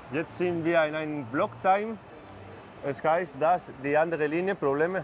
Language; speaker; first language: German; non-native, fluent; Spanish